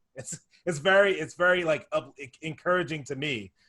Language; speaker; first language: English; native; English